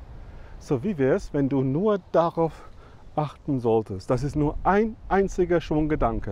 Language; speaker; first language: German; non-native, fluent; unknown